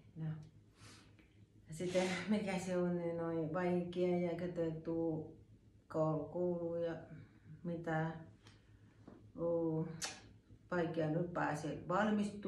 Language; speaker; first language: Finnish; non-native, learner; Thai